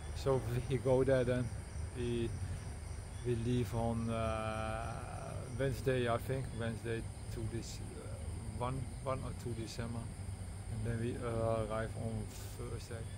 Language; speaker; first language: English; non-native, learner; Dutch